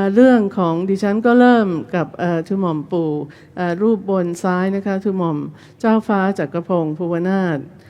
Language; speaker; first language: Thai; non-native, fluent; English